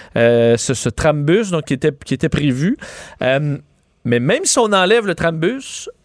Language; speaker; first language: French; native; French